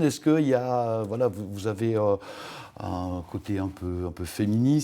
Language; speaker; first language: French; native; French